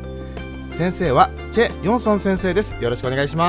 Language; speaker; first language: Japanese; native; Japanese